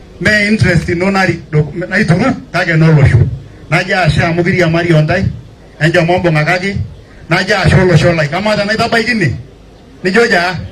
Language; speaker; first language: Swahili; non-native, local second language; Masai